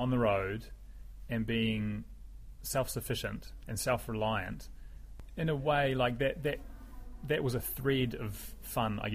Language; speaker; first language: English; native; English